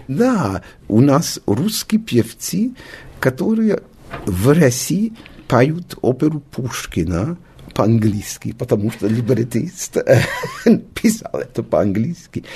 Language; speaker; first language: Russian; non-native, learner; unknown